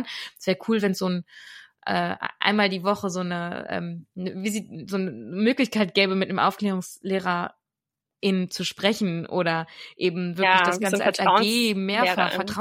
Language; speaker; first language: German; native; German